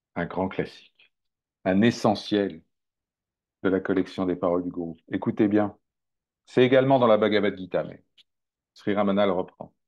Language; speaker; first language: French; native; French